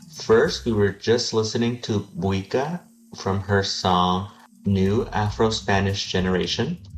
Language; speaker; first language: English; early bilingual, other home language; Spanish